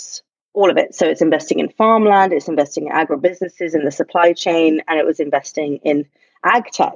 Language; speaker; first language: English; native; English